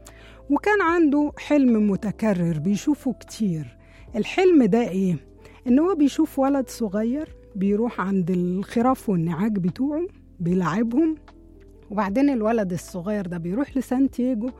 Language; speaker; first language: Arabic; native; Arabic